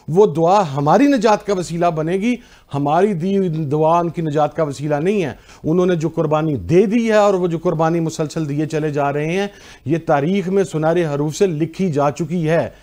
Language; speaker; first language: Urdu; non-native, local second language; Punjabi